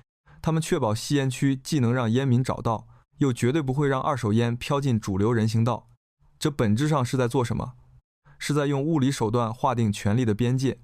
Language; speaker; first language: Chinese; native; Chinese